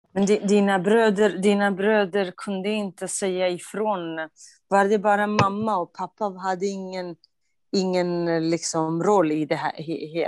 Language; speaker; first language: Swedish; non-native, fluent; Kurdish